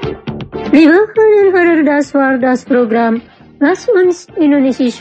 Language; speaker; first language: German; non-native, fluent; Indonesian